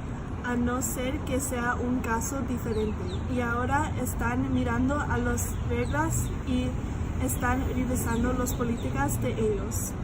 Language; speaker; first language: Spanish; non-native, learner; English